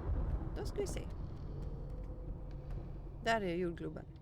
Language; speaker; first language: Swedish; native; Swedish